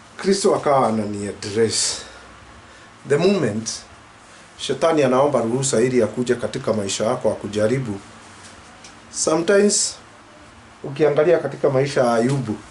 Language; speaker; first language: Swahili; non-native, local second language; Kikuyu